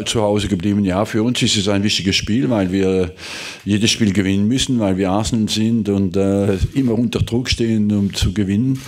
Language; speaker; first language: German; non-native, fluent; French